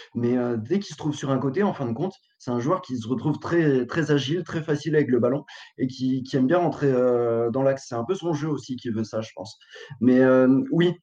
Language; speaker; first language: French; native; French